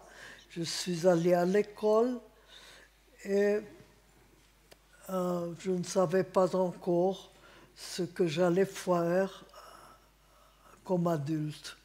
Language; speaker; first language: French; non-native, fluent; Hungarian